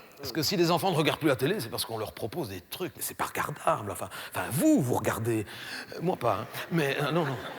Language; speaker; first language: French; native; French